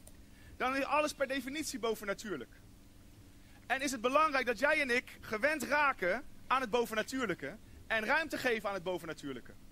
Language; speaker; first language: Dutch; native; Dutch